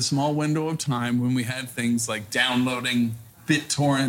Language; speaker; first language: English; native; English